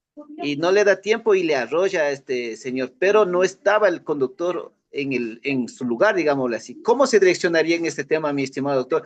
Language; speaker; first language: Spanish; native; Spanish